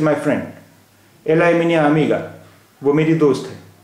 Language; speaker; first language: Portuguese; non-native, fluent; Hindi